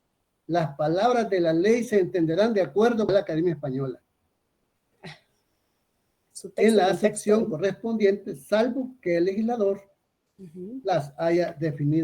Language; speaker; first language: Spanish; native; Spanish